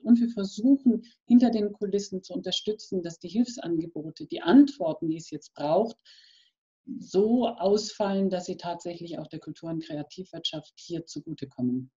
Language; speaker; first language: German; native; German